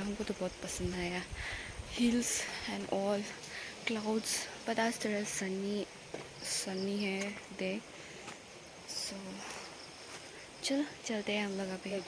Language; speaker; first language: Hindi; non-native, local second language; Assamese